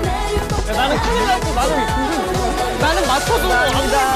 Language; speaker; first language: Korean; native; Korean